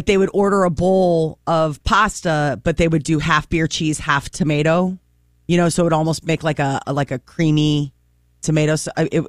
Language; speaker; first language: English; native; English